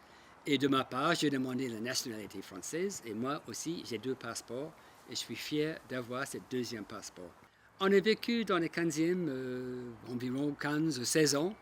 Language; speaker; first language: French; non-native, fluent; English